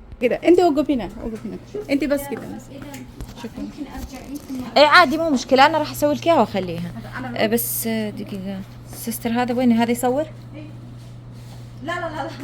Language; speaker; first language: Arabic; non-native, learner; Bangla